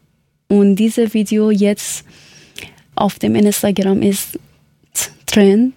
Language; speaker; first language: German; non-native, learner; Persian